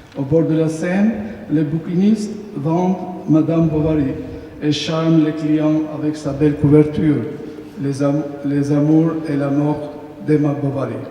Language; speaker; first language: French; non-native, fluent; Albanian